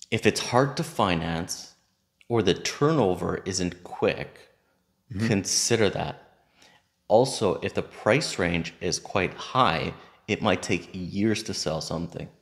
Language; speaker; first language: English; native; English